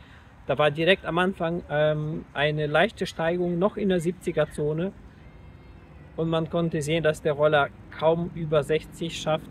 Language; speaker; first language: German; native; German